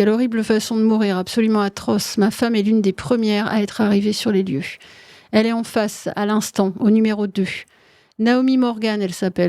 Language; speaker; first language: French; native; French